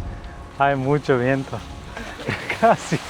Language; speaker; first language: Spanish; non-native, learner; Urdu